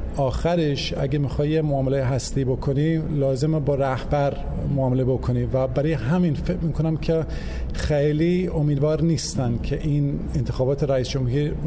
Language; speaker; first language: Persian; early bilingual, heritage; English